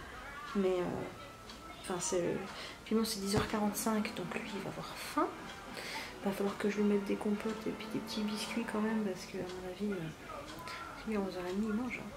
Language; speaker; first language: French; native; French